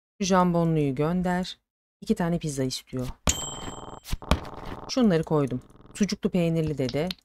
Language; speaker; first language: Turkish; native; Turkish